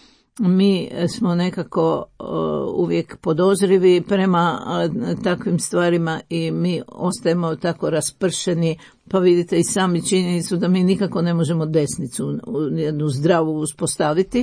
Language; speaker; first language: Croatian; native; Croatian